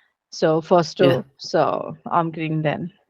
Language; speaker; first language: Danish; non-native, learner; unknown